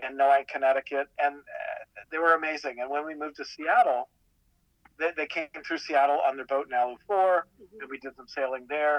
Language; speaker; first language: English; native; English